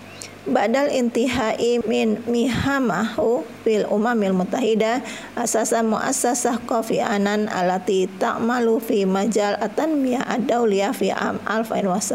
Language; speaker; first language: Arabic; non-native, learner; Indonesian